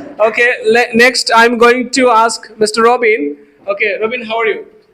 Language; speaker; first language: English; non-native, local second language; Bangla